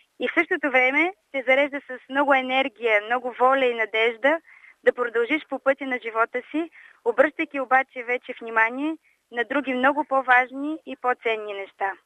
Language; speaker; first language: Bulgarian; native; Bulgarian